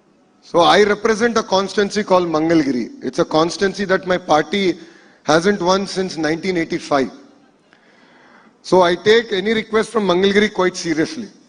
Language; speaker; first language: English; non-native, local second language; Telugu